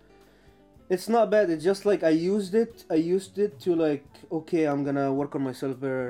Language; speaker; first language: English; non-native, fluent; Arabic